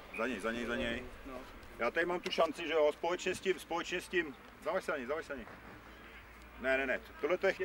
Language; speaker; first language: Czech; native; Czech